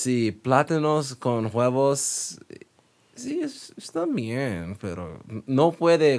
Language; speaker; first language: Spanish; non-native, learner; English